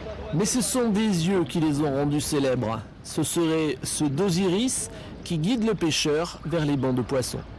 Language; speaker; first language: French; native; French